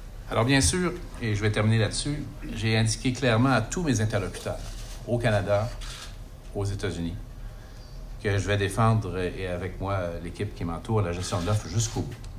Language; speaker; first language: French; native; French